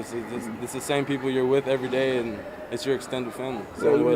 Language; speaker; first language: English; native; English